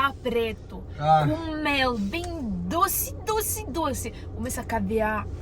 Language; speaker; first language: Portuguese; non-native, learner; Russian